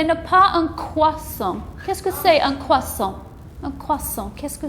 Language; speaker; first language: French; non-native, fluent; English